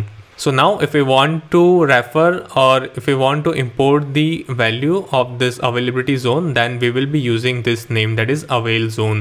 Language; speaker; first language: English; non-native, local second language; Hindi